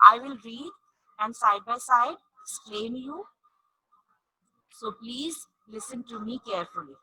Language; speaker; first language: English; non-native, local second language; Urdu